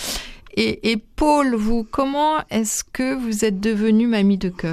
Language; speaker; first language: French; native; French